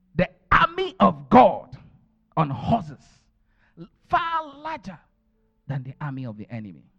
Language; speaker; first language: English; non-native, local second language; Akan